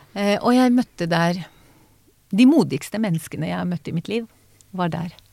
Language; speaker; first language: Norwegian; non-native, fluent; Hebrew